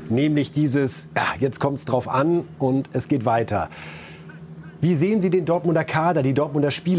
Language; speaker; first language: German; native; German